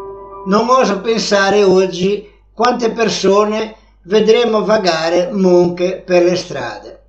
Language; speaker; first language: Italian; native; Italian